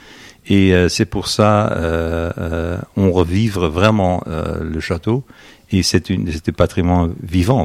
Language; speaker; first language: French; non-native, learner; Dutch